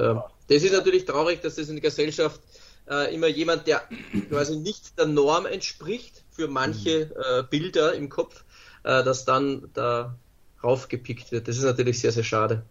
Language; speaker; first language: German; native; German